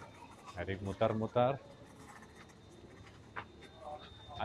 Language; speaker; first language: Indonesian; non-native, learner; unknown